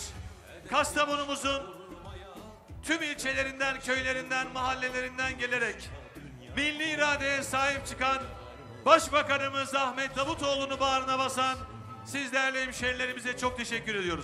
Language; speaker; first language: Turkish; native; Turkish